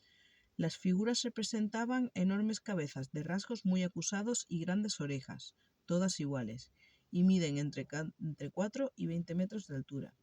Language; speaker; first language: Spanish; native; Spanish